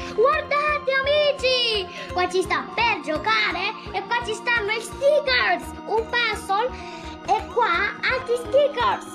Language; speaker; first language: Italian; early bilingual, other home language; Spanish